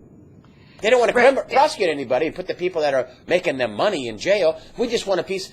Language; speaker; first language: English; native; English